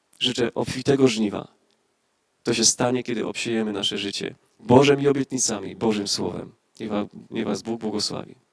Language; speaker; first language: Polish; native; Polish